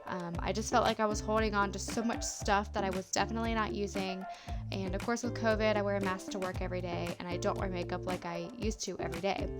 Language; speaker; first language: English; native; English